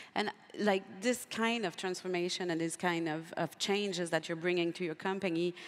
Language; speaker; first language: English; non-native, fluent; French